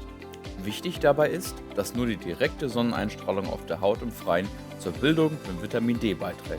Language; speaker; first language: German; native; German